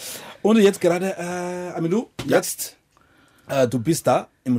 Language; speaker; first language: German; non-native, fluent; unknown